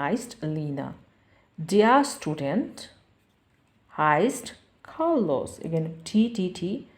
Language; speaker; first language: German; non-native, learner; Bangla